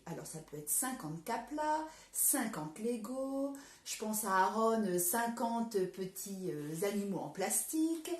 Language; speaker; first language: French; native; French